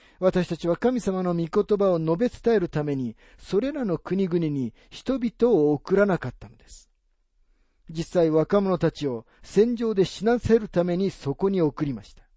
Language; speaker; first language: Japanese; native; Japanese